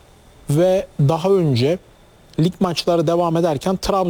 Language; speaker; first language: Turkish; native; Turkish